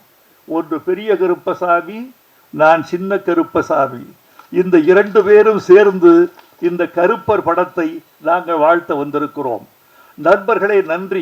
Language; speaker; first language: Tamil; native; Tamil